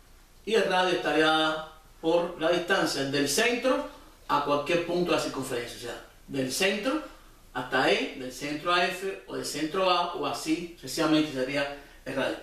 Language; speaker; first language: Spanish; native; Spanish